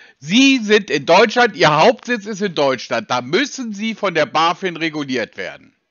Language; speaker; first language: German; native; German